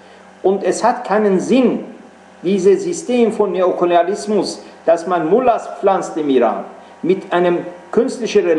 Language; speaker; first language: German; non-native, fluent; Persian